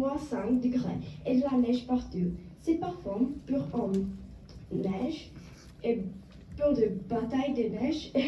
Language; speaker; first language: French; non-native, learner; Czech